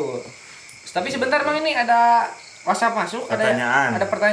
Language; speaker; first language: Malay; non-native, local second language; Sundanese